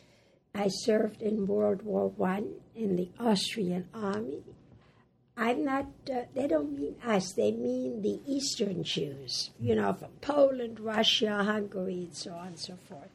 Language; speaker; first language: English; early bilingual, other home language; German